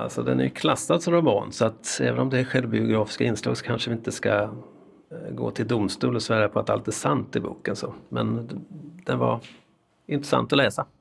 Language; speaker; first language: Swedish; native; Swedish